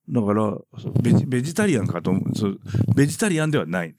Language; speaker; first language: Japanese; native; Japanese